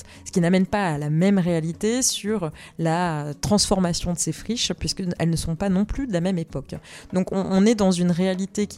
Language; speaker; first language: French; native; French